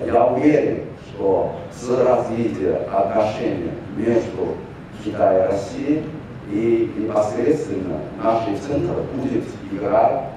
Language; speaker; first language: Russian; non-native, fluent; Chinese